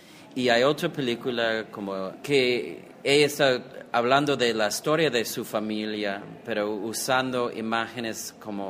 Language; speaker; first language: Spanish; non-native, fluent; English